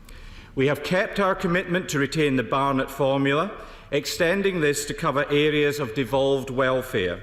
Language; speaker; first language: English; native; English